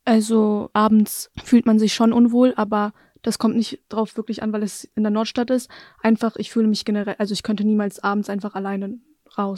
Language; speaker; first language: German; native; German